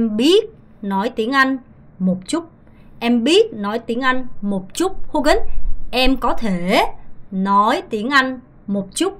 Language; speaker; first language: Vietnamese; non-native, fluent; Korean